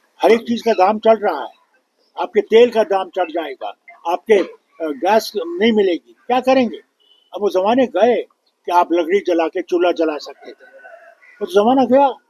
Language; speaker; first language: Urdu; non-native, local second language; Kashmiri